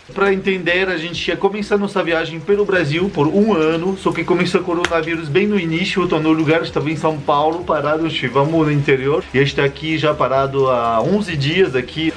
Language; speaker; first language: Portuguese; non-native, fluent; French